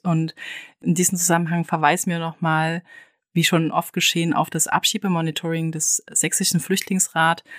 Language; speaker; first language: German; native; German